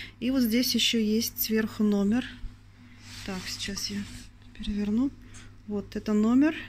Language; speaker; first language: Russian; native; Russian